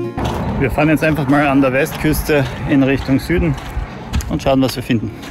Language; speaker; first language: German; native; German